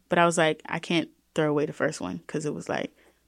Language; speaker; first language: English; native; English